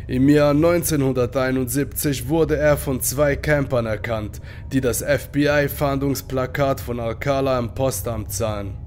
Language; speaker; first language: German; native; German